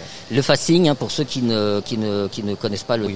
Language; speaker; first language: French; native; French